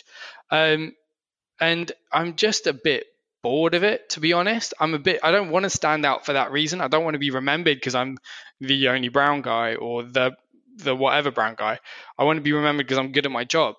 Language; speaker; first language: English; native; English